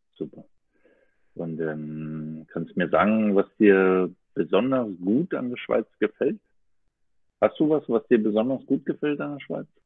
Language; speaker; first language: German; native; German